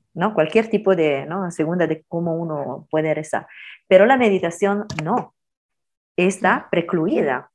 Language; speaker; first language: Spanish; non-native, fluent; Italian